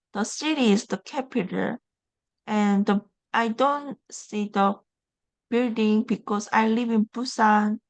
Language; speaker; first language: English; non-native, learner; Korean